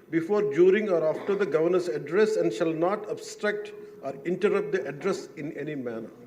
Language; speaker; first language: English; non-native, local second language; Telugu